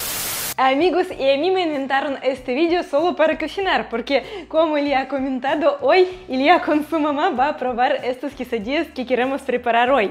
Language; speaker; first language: Spanish; non-native, fluent; Russian